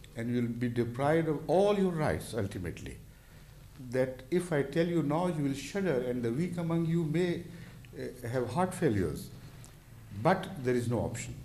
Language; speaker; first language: English; non-native, local second language; Punjabi